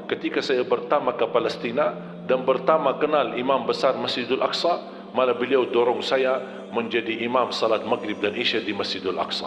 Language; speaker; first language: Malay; non-native, fluent; Arabic